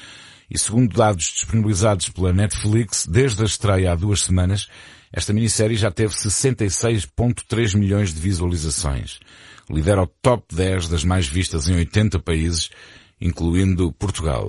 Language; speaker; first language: Portuguese; native; Portuguese